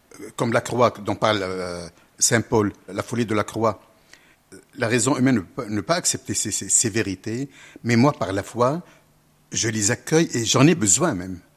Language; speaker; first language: French; non-native, local second language; Arabic